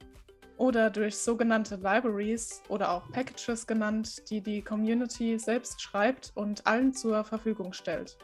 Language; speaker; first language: German; native; German